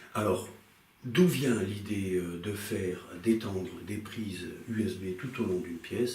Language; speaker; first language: French; native; French